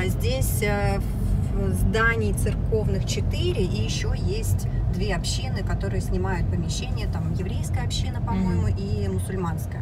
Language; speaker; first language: Russian; native; Russian